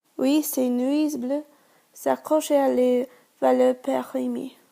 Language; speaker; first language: French; non-native, learner; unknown